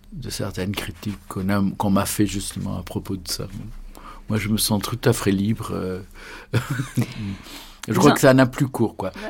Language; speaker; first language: French; native; French